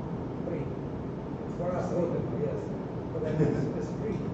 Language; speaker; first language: English; non-native, fluent; Spanish